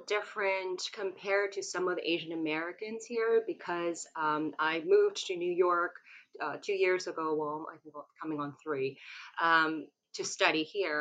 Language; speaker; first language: English; non-native, local second language; Cantonese